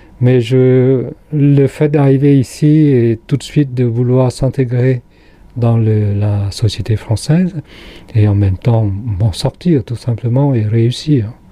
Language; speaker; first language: French; non-native, fluent; Khmer